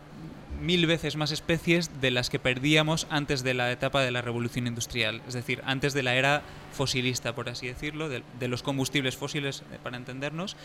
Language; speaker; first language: Spanish; native; Spanish